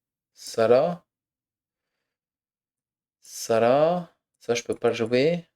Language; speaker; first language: French; native; French